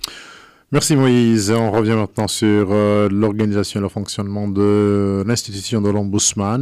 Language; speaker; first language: French; non-native, local second language; Rundi